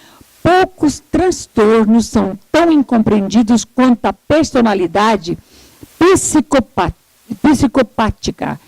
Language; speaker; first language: Portuguese; native; Portuguese